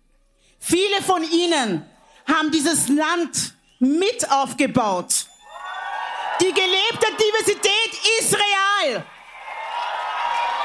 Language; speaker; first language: German; early bilingual, other home language; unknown